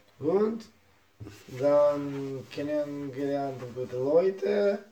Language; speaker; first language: German; non-native, learner; Japanese